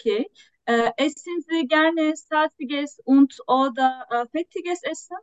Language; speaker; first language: German; non-native, learner; Turkish